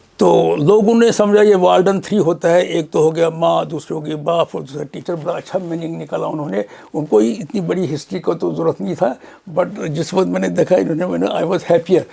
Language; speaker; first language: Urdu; non-native, local second language; Kashmiri